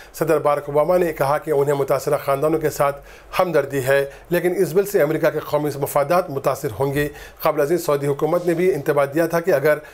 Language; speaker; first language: Urdu; native; Urdu